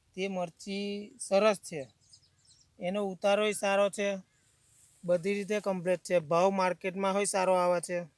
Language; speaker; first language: Gujarati; native; Gujarati